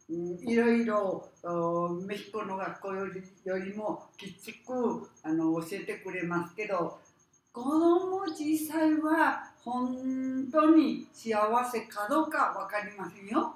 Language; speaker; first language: Japanese; non-native, learner; Spanish